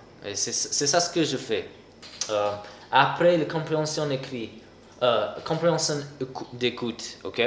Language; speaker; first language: French; non-native, fluent; English